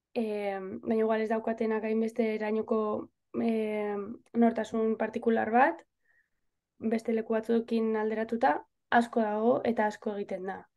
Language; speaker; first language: Basque; native; Basque